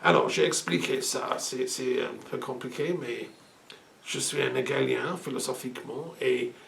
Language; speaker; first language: French; non-native, fluent; English